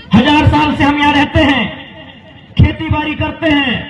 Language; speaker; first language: Hindi; non-native, local second language; Magahi